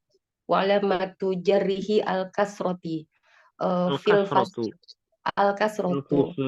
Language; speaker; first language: Arabic; non-native, learner; Indonesian